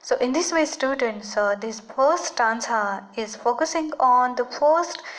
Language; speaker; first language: English; non-native, local second language; Marathi